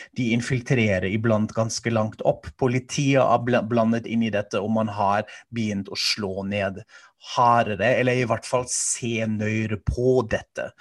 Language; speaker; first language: Norwegian; non-native, fluent; German